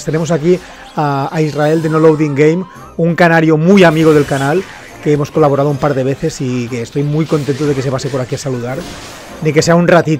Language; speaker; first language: Spanish; native; Spanish